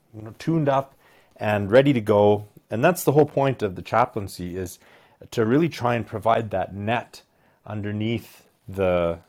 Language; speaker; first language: English; native; English